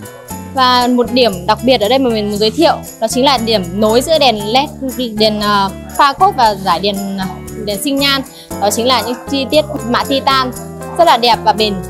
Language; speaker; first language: Vietnamese; native; Vietnamese